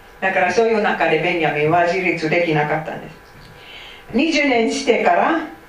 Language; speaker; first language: Japanese; non-native, fluent; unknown